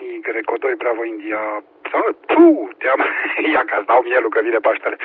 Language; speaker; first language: Romanian; native; Romanian